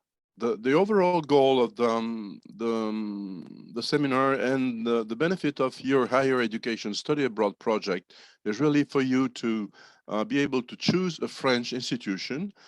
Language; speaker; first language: English; non-native, fluent; French